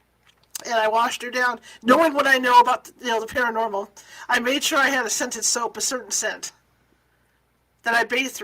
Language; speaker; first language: English; native; English